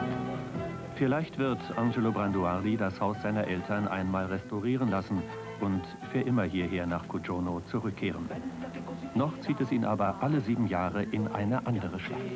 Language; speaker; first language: German; native; German